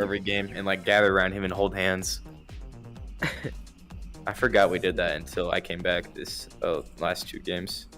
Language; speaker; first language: English; native; English